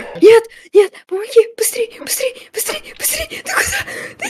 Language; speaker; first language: Russian; native; Russian